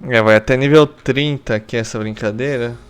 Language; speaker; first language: Portuguese; native; Portuguese